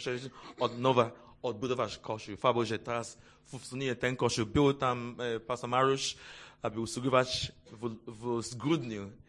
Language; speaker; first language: Polish; non-native, fluent; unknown